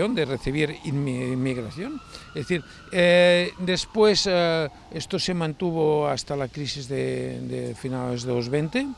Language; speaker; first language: Spanish; native; Spanish